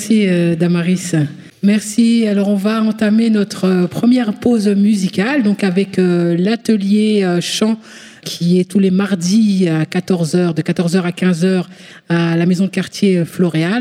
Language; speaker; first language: French; native; French